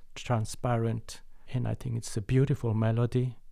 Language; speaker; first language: English; non-native, fluent; Spanish